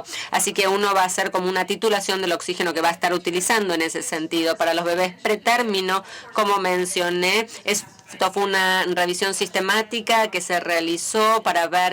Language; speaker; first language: Spanish; native; Spanish